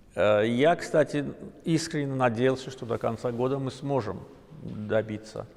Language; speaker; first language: Russian; non-native, local second language; Azerbaijani